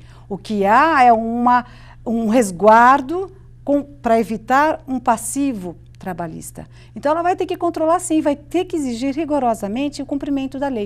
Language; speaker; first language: Portuguese; native; Portuguese